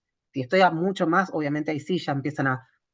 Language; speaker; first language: Spanish; native; Spanish